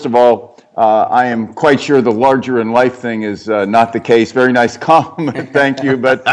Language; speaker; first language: English; native; English